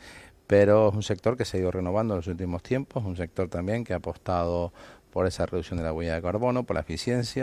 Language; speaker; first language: Spanish; native; Spanish